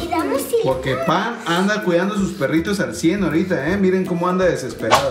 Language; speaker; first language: Spanish; native; Spanish